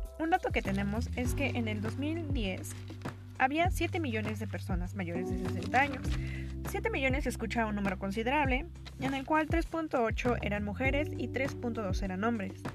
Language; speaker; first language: Spanish; native; Spanish